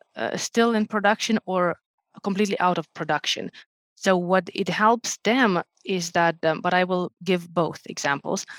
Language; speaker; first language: English; non-native, fluent; Lithuanian